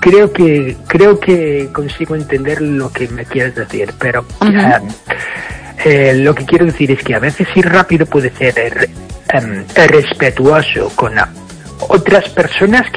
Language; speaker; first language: Spanish; non-native, fluent; English